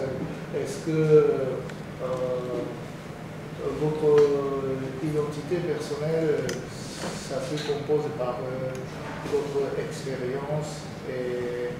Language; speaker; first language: French; non-native, learner; Japanese